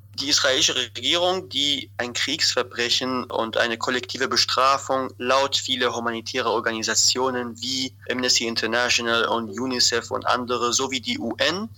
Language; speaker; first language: German; non-native, fluent; Arabic